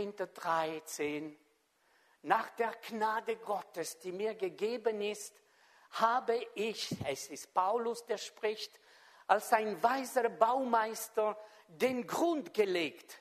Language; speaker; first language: German; non-native, fluent; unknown